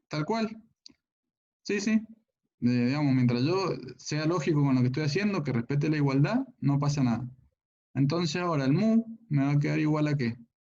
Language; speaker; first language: Spanish; native; Spanish